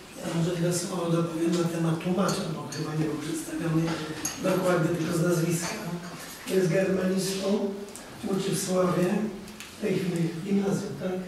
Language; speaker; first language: Polish; native; Polish